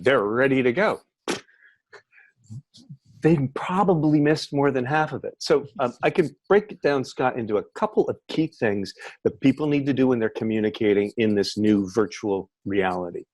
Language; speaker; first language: English; native; English